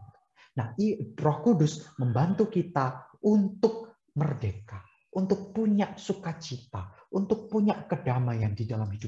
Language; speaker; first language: Indonesian; native; Indonesian